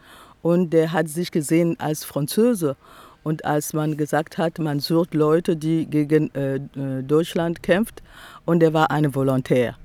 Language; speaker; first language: German; non-native, fluent; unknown